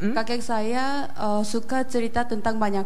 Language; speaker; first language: Indonesian; non-native, fluent; Korean